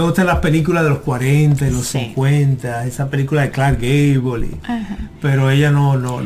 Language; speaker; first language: Spanish; native; Spanish